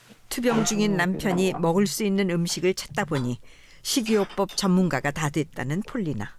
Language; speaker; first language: Korean; native; Korean